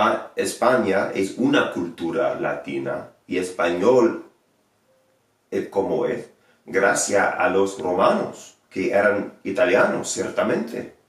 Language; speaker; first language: Spanish; non-native, fluent; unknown